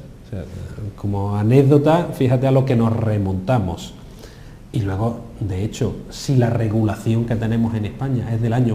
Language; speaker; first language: Spanish; native; Spanish